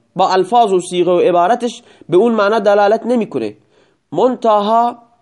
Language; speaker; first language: Persian; non-native, local second language; Baluchi